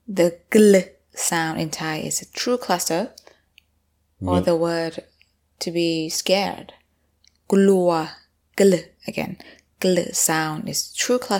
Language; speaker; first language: English; non-native, fluent; Thai